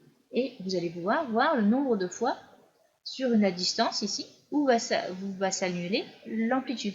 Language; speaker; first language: French; native; French